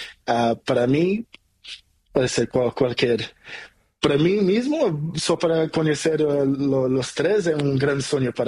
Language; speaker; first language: Spanish; non-native, learner; Portuguese